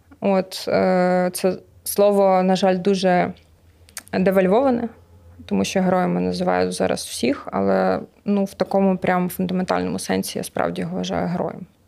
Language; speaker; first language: Ukrainian; native; Ukrainian